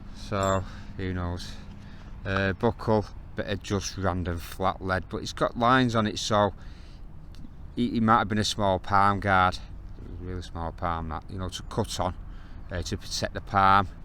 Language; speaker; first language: English; native; English